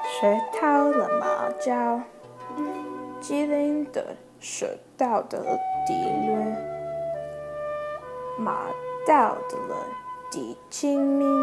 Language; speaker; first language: Chinese; non-native, learner; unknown